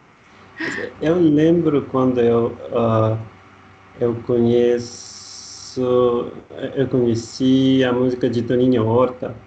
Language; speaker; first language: Portuguese; non-native, learner; Russian